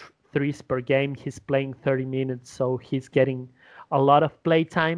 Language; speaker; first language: English; non-native, fluent; Spanish